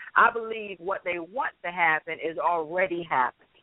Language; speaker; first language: English; native; English